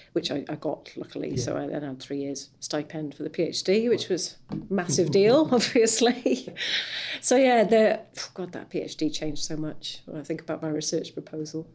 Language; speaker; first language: English; native; English